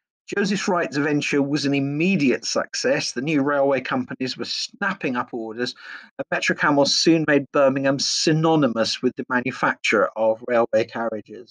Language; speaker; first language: English; native; English